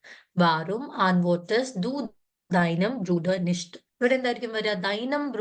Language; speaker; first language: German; non-native, fluent; Malayalam